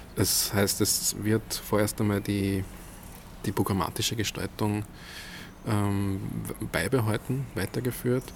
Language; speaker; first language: German; native; German